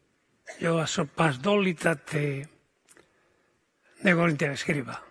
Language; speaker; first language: Swedish; non-native, fluent; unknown